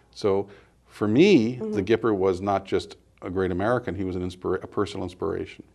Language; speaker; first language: English; native; English